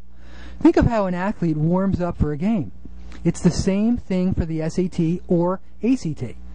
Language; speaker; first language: English; native; English